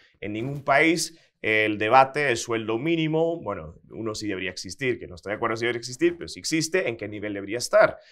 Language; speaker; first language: Spanish; non-native, fluent; Dutch